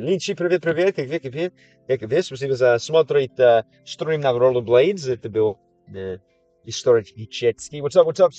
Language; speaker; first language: Russian; non-native, learner; English